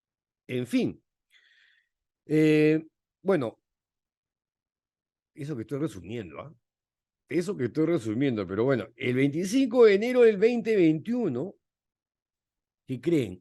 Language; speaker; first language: Spanish; native; Spanish